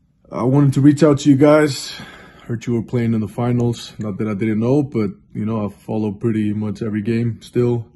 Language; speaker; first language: English; non-native, fluent; Icelandic